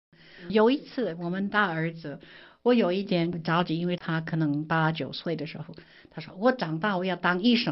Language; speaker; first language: Chinese; non-native, fluent; English